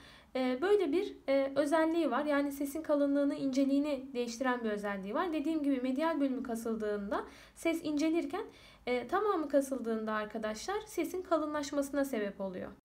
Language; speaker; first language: Turkish; native; Turkish